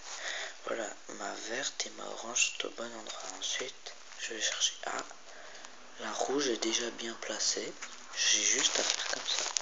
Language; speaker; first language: French; native; French